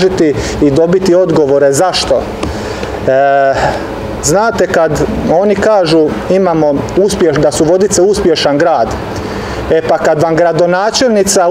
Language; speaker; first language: Serbian; native; Serbian